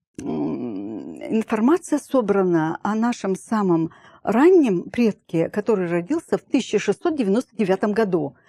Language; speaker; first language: Russian; native; Russian